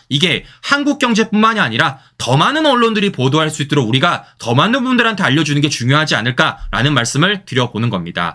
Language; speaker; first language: Korean; native; Korean